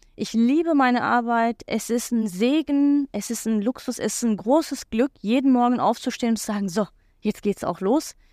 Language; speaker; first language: German; non-native, fluent; Turkish